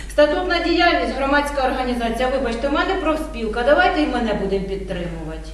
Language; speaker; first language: Ukrainian; native; Ukrainian